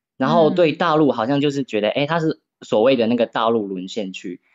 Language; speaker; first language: Chinese; native; Chinese